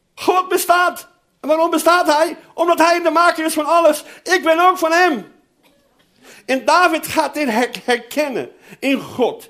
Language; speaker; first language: Dutch; non-native, fluent; Portuguese